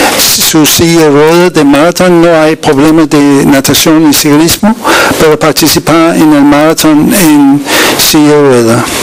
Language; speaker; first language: Spanish; non-native, learner; Danish